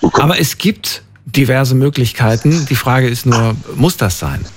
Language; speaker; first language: German; native; German